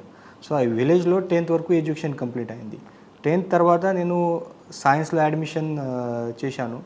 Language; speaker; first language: Telugu; non-native, learner; Marathi